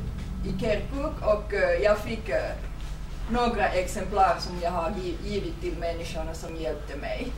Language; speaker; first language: Swedish; non-native, fluent; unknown